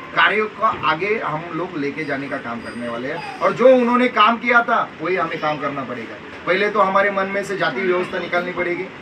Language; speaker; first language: Hindi; non-native, local second language; Marathi